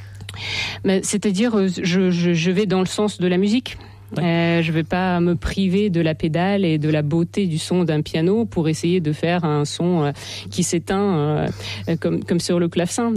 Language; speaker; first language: French; non-native, fluent; Russian